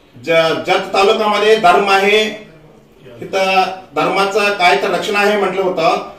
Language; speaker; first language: Marathi; non-native, local second language; Kannada